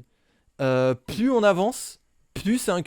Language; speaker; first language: French; native; French